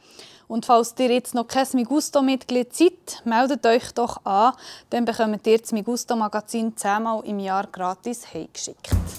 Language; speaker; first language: German; native; German